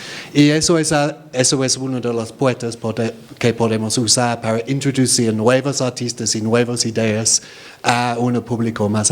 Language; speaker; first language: Spanish; non-native, fluent; English